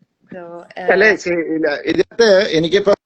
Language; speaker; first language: Malayalam; native; Malayalam